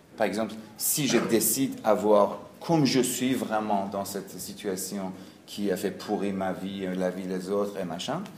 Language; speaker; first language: French; non-native, learner; Persian